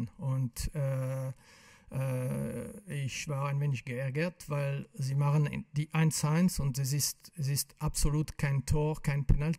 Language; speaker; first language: German; non-native, local second language; French